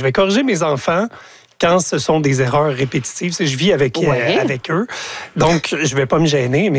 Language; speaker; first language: French; native; French